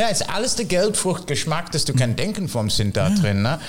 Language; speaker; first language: German; non-native, fluent; English